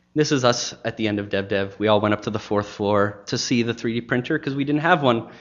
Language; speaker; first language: English; native; English